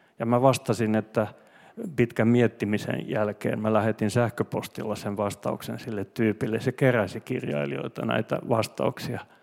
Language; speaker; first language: Finnish; non-native, local second language; Swedish